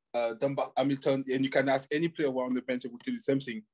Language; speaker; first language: English; non-native, fluent; French